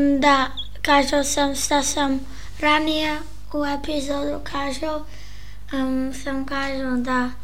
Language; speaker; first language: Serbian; early bilingual, heritage; Serbian